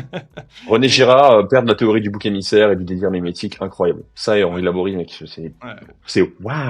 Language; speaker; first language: French; native; French